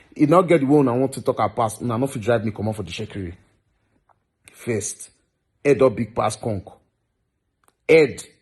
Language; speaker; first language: Nigerian Pidgin; non-native, local second language; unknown